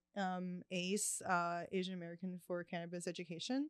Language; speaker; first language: English; early bilingual, other home language; Chinese